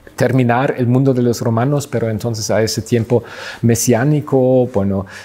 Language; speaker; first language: Spanish; non-native, fluent; German